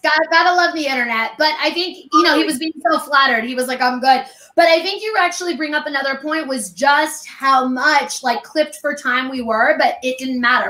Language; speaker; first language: English; early bilingual, other home language; Spanish